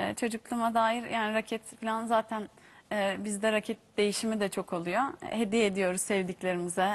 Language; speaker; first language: Turkish; native; Turkish